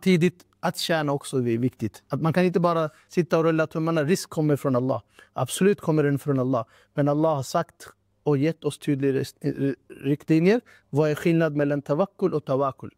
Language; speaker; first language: Swedish; non-native, fluent; Urdu